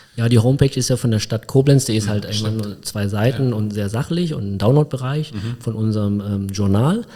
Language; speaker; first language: German; early bilingual, other home language; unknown